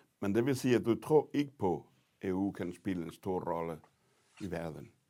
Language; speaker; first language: Danish; non-native, fluent; Portuguese